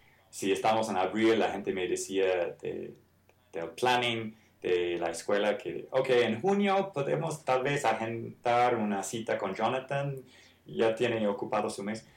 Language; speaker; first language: Spanish; non-native, fluent; English